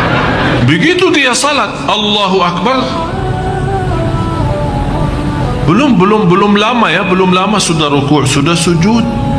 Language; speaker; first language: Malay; non-native, fluent; Arabic